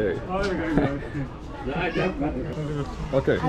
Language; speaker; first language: English; non-native, learner; Arabic